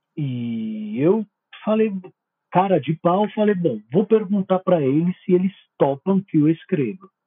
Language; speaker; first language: Portuguese; non-native, fluent; Italian